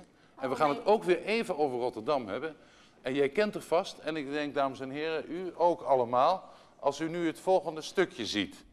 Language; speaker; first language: Dutch; native; Dutch